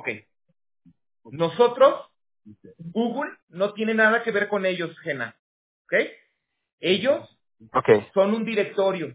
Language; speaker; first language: Spanish; native; Spanish